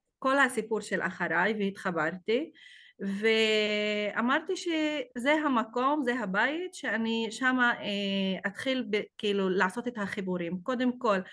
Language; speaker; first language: Hebrew; non-native, local second language; Arabic